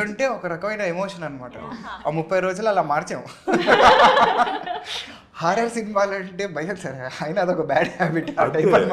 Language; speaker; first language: Telugu; native; Telugu